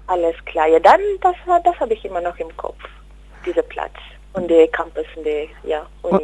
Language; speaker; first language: German; non-native, learner; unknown